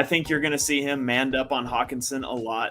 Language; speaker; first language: English; native; English